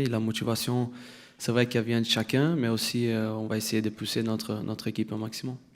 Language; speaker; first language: French; non-native, fluent; Portuguese